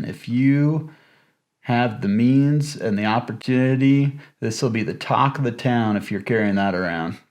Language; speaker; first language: English; native; English